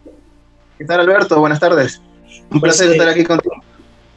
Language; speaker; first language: Spanish; native; Spanish